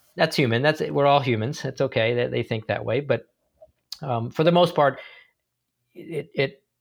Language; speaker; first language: English; native; English